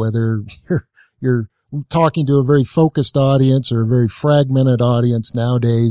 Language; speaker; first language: English; native; English